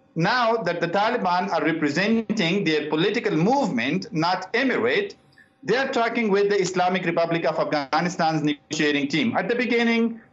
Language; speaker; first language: English; non-native, fluent; Persian